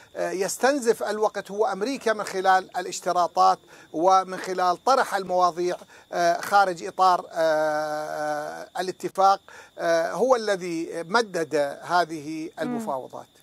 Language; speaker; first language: Arabic; non-native, fluent; Persian